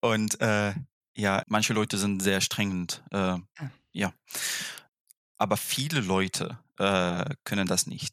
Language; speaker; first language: German; non-native, fluent; Arabic